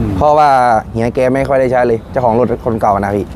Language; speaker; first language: Thai; native; Thai